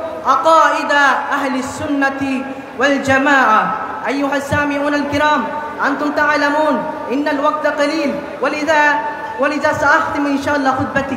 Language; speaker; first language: Arabic; non-native, learner; Bangla